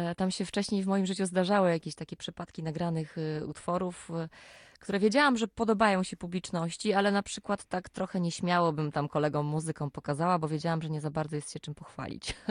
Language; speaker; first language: Polish; non-native, local second language; Kashubian